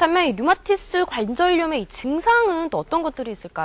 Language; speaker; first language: Korean; native; Korean